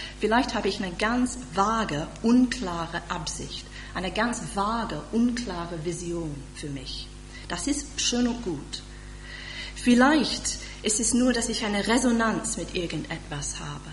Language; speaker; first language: German; non-native, fluent; English